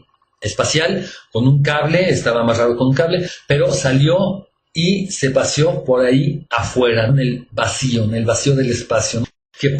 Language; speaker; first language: Spanish; native; Spanish